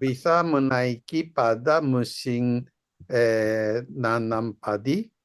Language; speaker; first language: Indonesian; non-native, fluent; Japanese